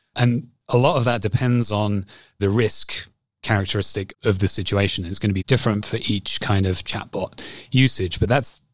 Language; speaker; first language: English; native; English